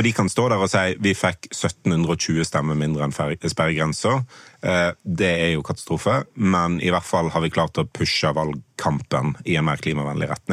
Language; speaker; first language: Norwegian; native; Norwegian